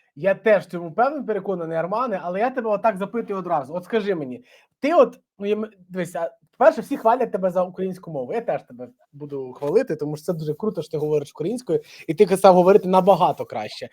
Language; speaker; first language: Ukrainian; native; Ukrainian